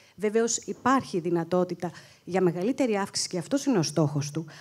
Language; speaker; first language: Greek; native; Greek